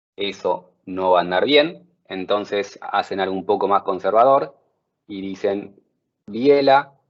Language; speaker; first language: Spanish; native; Spanish